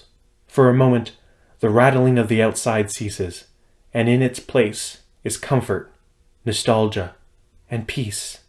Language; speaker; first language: English; native; English